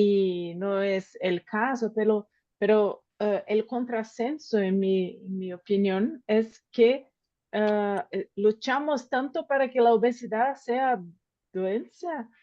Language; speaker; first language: Spanish; non-native, fluent; Portuguese